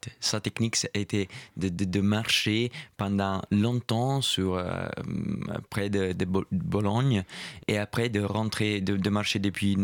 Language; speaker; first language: French; non-native, fluent; Italian